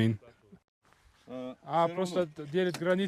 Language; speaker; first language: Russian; non-native, learner; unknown